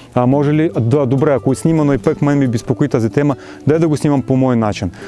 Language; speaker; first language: Bulgarian; non-native, fluent; Russian